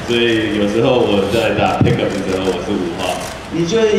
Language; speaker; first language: Chinese; early bilingual, heritage; English